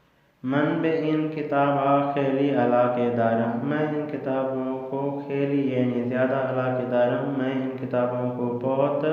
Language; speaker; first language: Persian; non-native, fluent; Urdu